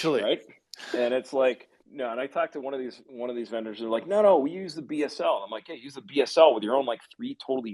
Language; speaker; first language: English; native; English